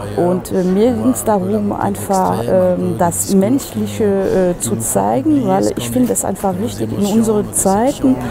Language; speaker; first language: German; non-native, fluent; Arabic